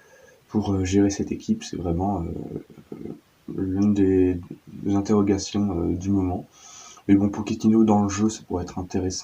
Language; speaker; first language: French; native; French